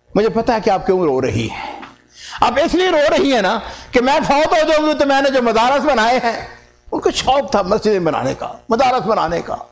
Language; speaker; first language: Urdu; non-native, local second language; Punjabi